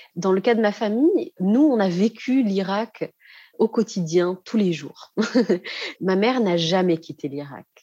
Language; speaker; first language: French; native; French